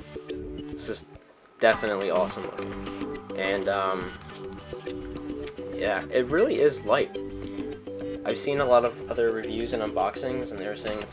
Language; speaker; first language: English; native; English